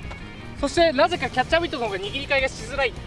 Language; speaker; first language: Japanese; native; Japanese